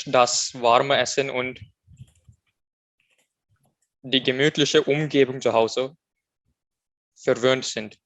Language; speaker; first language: German; non-native, learner; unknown